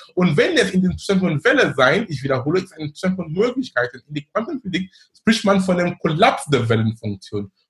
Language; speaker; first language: German; non-native, fluent; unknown